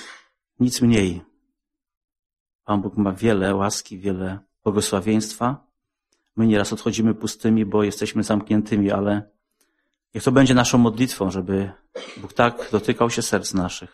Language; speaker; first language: Polish; native; Polish